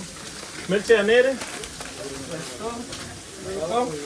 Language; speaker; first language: Danish; non-native, fluent; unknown